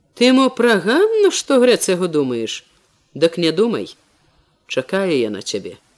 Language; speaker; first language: Belarusian; native; Belarusian